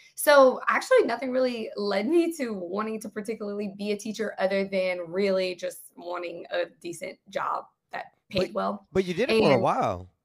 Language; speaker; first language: English; native; English